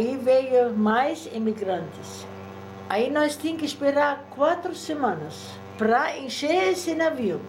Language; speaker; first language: Portuguese; early bilingual, other home language; German